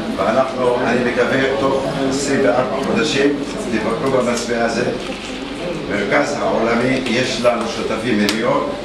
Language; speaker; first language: Hebrew; non-native, local second language; Arabic